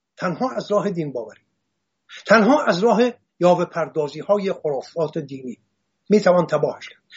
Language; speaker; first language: Persian; non-native, local second language; Assyrian Neo-Aramaic